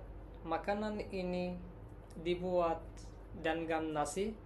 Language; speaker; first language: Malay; non-native, learner; Bangla